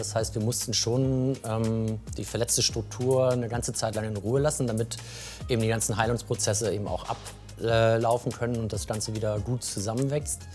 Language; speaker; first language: German; native; German